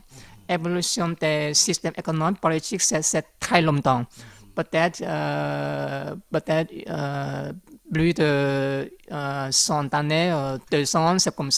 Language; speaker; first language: French; non-native, learner; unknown